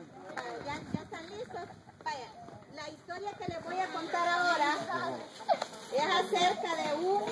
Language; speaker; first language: Spanish; native; Spanish